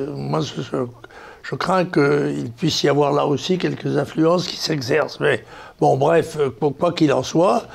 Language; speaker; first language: French; native; French